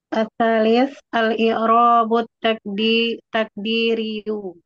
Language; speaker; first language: Arabic; non-native, learner; Indonesian